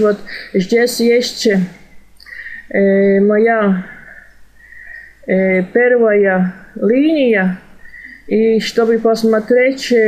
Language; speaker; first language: Russian; non-native, fluent; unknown